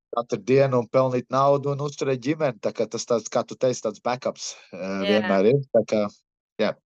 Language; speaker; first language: Latvian; early bilingual, heritage; Latvian